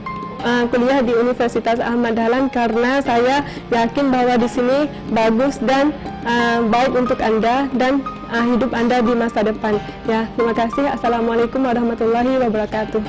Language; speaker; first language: Indonesian; non-native, learner; Thai